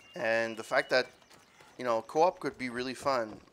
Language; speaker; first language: English; native; English